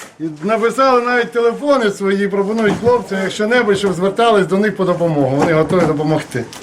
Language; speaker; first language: Ukrainian; native; Ukrainian